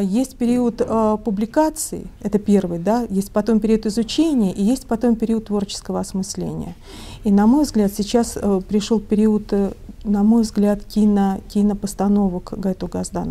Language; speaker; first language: Russian; native; Russian